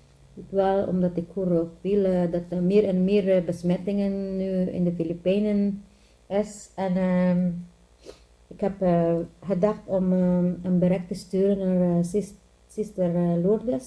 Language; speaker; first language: Dutch; non-native, learner; Filipino